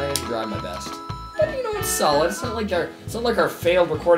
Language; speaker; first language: English; native; English